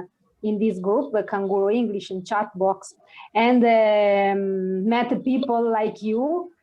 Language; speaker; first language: English; non-native, learner; Italian